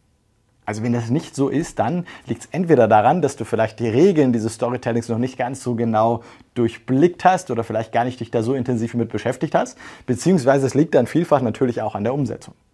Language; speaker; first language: German; native; German